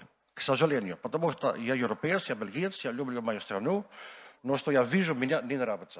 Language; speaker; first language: Russian; non-native, learner; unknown